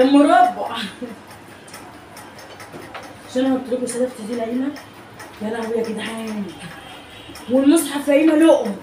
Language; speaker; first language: Arabic; native; Arabic